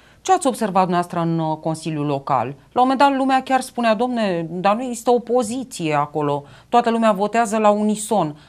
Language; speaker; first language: Romanian; native; Romanian